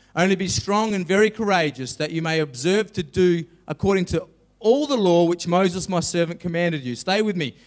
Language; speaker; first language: English; native; English